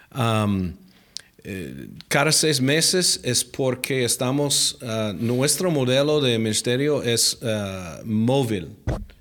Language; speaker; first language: Spanish; non-native, fluent; English